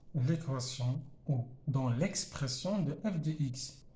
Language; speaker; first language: French; non-native, local second language; Arabic